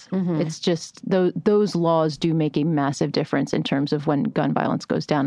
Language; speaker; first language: English; native; English